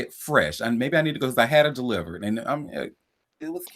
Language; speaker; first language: English; native; English